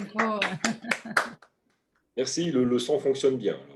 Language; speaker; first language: French; native; French